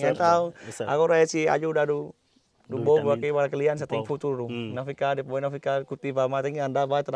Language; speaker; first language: Portuguese; non-native, learner; Vietnamese